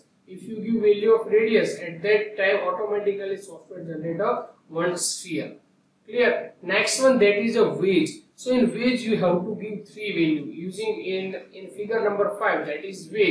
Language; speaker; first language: English; non-native, local second language; Gujarati